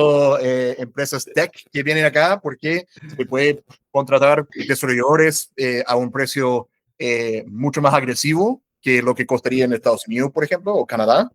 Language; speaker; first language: Spanish; non-native, fluent; English